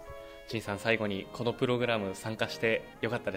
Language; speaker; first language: Japanese; native; Japanese